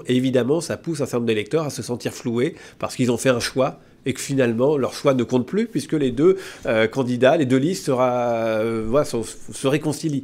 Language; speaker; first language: French; native; French